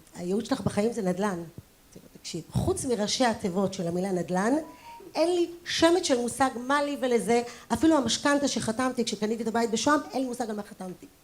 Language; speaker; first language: Hebrew; native; Hebrew